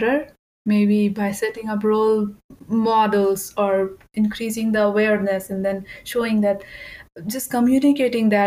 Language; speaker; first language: English; non-native, local second language; Hindi